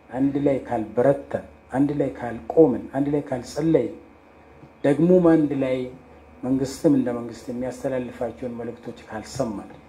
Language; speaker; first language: Amharic; non-native, local second language; Oromo